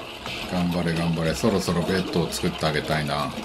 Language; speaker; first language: Japanese; native; Japanese